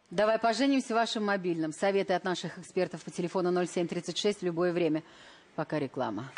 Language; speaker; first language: Russian; native; Russian